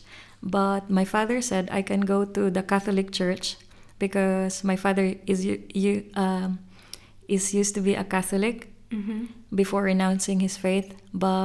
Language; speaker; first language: English; non-native, local second language; Cebuano